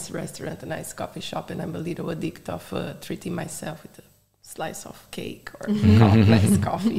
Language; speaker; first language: English; non-native, fluent; Portuguese